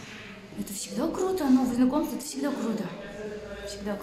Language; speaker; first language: Russian; native; Russian